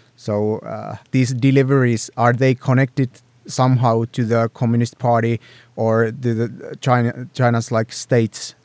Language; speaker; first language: English; non-native, fluent; Finnish